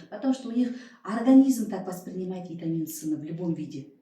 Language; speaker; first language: Russian; non-native, local second language; Kazakh